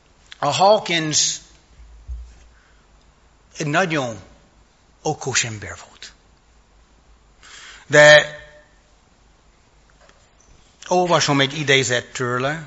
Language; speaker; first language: Hungarian; non-native, fluent; English